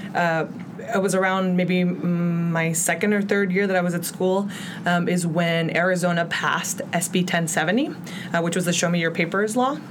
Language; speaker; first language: English; early bilingual, other home language; Spanish